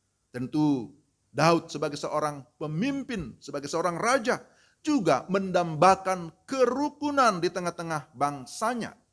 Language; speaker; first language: Indonesian; native; Indonesian